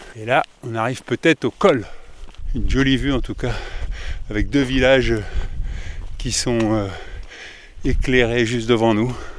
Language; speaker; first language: French; native; French